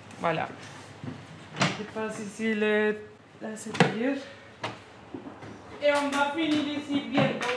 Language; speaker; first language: French; non-native, learner; Spanish